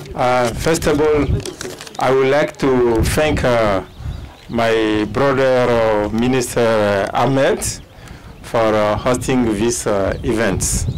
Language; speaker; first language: English; non-native, fluent; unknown